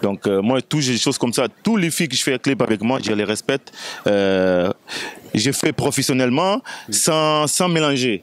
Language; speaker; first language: French; non-native, fluent; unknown